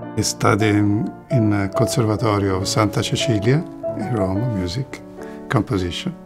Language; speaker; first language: English; non-native, learner; Italian